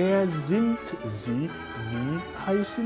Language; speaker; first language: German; non-native, fluent; Rundi